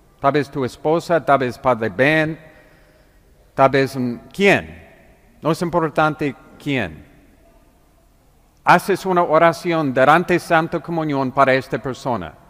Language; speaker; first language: Spanish; non-native, fluent; English